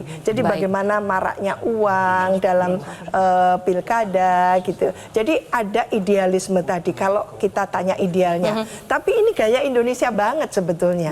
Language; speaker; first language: Indonesian; native; Indonesian